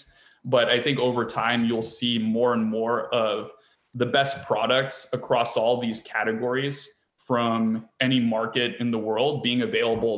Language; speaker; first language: English; native; English